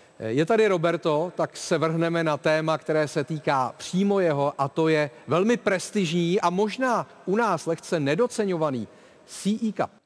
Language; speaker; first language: Czech; native; Czech